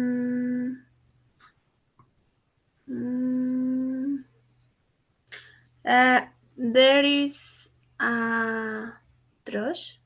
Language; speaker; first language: English; non-native, learner; Spanish